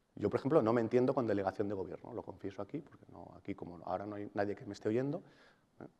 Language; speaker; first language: Spanish; non-native, local second language; Catalan